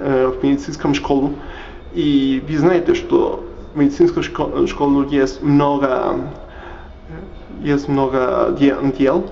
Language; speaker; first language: Russian; non-native, learner; Spanish